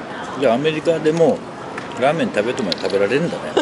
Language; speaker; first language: Japanese; native; Japanese